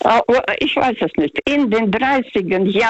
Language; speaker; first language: German; non-native, fluent; Russian